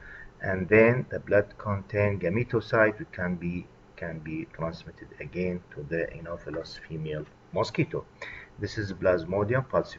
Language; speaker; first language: English; non-native, fluent; Arabic